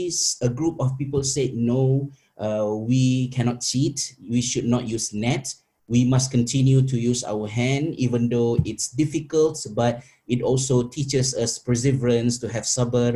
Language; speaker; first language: English; non-native, local second language; Malay